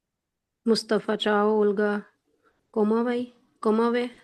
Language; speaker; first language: Italian; non-native, learner; Punjabi